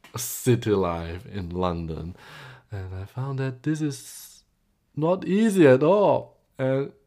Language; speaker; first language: English; non-native, local second language; Cantonese